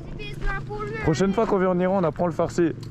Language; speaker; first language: French; native; French